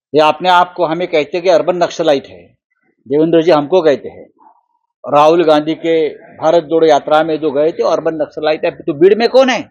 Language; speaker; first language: Hindi; non-native, local second language; Marathi